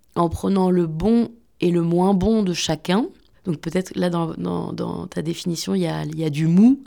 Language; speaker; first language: French; native; French